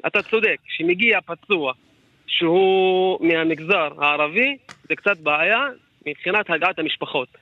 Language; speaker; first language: Hebrew; non-native, local second language; Arabic